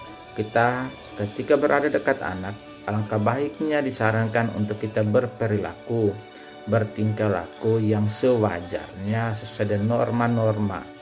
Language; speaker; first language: Indonesian; native; Indonesian